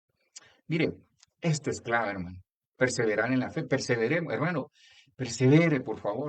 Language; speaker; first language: Spanish; native; Spanish